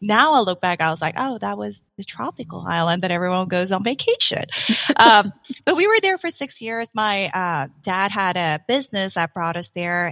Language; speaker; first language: English; non-native, fluent; Korean